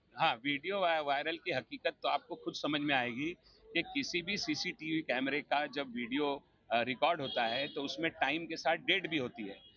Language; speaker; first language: Hindi; native; Hindi